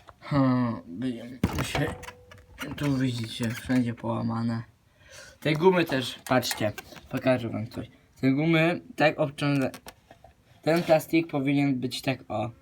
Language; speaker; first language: Polish; native; Polish